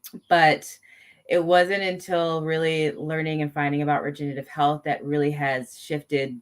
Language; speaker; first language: English; native; English